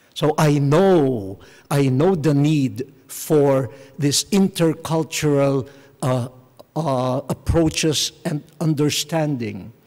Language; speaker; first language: English; non-native, local second language; Filipino